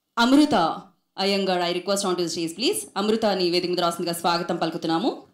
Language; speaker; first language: Telugu; native; Telugu